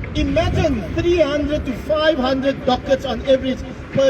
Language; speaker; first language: English; non-native, local second language; Afrikaans